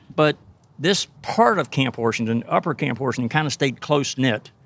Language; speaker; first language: English; native; English